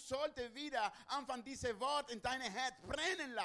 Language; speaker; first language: German; non-native, learner; Spanish